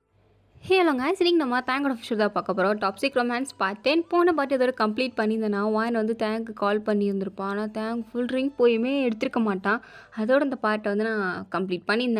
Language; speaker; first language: Tamil; native; Tamil